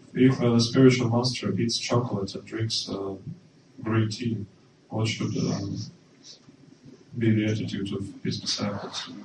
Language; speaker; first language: English; non-native, fluent; Russian